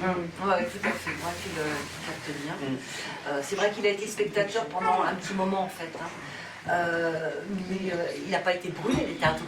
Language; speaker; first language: French; native; French